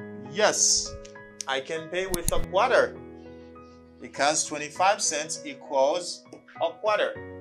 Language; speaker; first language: English; non-native, learner; Haitian Creole